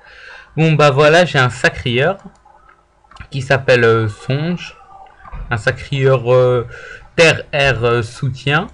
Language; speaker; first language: French; native; French